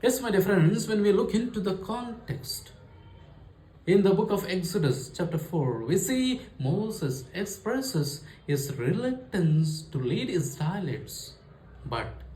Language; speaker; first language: English; non-native, local second language; Kannada